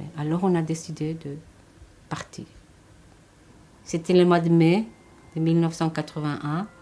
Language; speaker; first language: French; non-native, fluent; Spanish